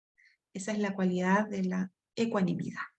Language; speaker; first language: Spanish; native; Spanish